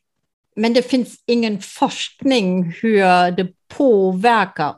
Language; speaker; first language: Swedish; non-native, fluent; German